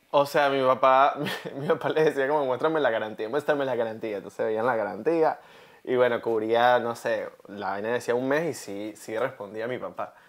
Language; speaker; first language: Spanish; native; Spanish